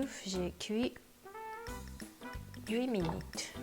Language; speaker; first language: French; non-native, learner; Japanese